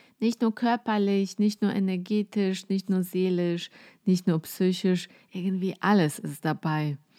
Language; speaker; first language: German; non-native, fluent; Polish